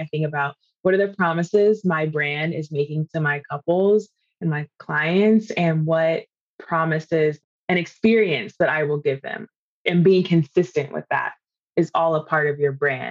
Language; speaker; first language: English; native; English